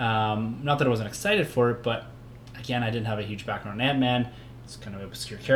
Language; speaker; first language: English; native; English